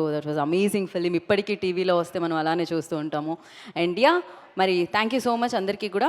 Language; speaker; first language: Telugu; native; Telugu